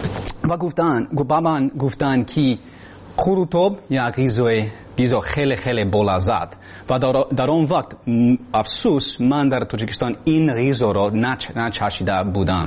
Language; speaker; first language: Persian; non-native, learner; English